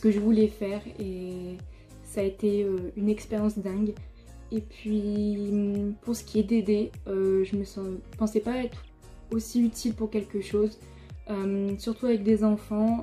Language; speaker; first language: French; native; French